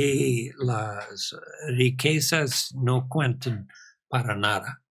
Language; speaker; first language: Spanish; non-native, fluent; English